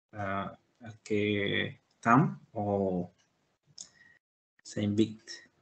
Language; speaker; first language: French; non-native, learner; Spanish